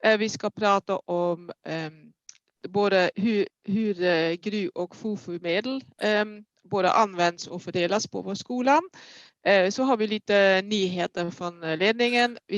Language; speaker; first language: Swedish; non-native, fluent; Dutch